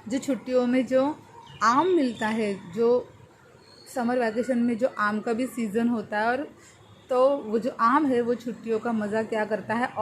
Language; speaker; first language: Hindi; non-native, local second language; Marathi